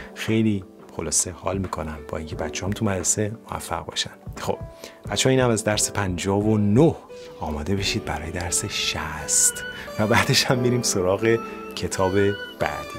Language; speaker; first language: Persian; native; Persian